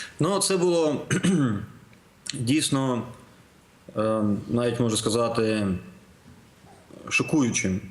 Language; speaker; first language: Ukrainian; non-native, local second language; Russian